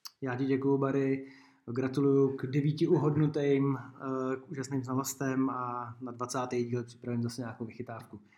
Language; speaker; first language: Czech; native; Czech